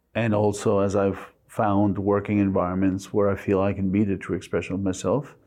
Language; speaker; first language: English; non-native, fluent; Spanish